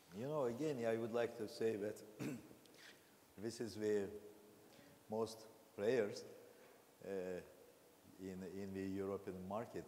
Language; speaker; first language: English; non-native, learner; Azerbaijani